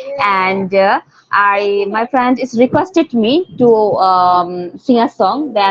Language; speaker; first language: English; non-native, learner; Bangla